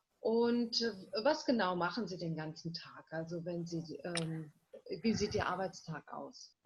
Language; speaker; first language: German; native; German